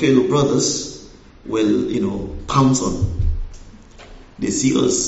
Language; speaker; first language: English; non-native, local second language; Hausa